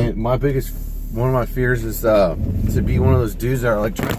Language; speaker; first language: English; native; English